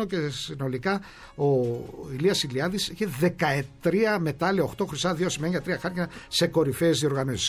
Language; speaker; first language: Greek; native; Greek